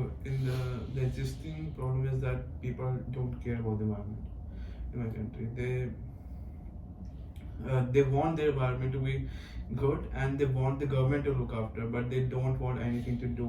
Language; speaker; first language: English; non-native, learner; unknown